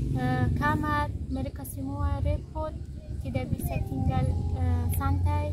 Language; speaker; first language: Indonesian; non-native, learner; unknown